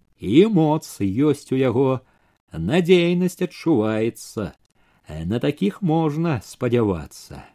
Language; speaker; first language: Belarusian; native; Belarusian